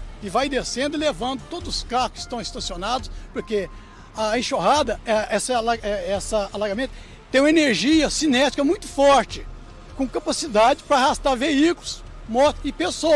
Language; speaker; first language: Portuguese; native; Portuguese